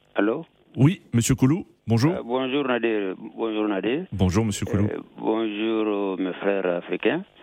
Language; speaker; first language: French; non-native, local second language; Bambara